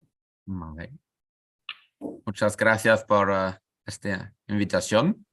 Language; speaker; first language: Spanish; non-native, learner; French